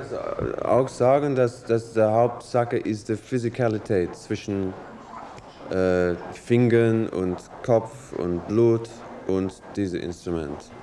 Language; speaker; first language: German; non-native, learner; English